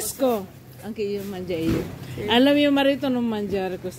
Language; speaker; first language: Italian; non-native, learner; Filipino